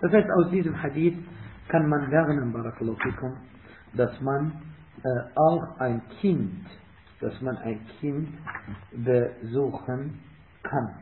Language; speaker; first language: German; non-native, fluent; Arabic